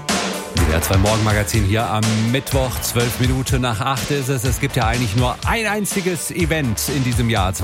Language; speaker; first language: German; native; German